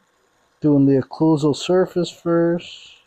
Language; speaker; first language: English; native; English